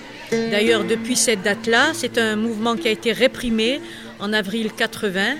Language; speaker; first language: French; non-native, local second language; Kabyle